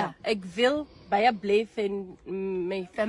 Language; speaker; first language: Afrikaans; non-native, learner; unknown